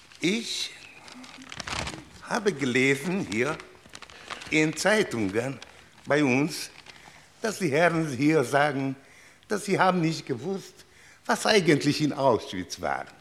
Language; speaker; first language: German; non-native, learner; Hungarian